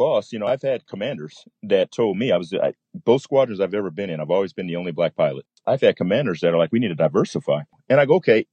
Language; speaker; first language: English; native; English